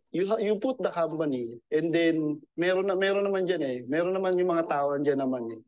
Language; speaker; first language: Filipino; native; Filipino